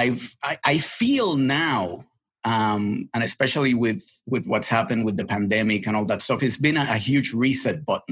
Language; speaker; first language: English; non-native, fluent; Spanish